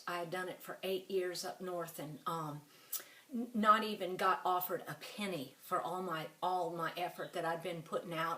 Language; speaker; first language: English; native; English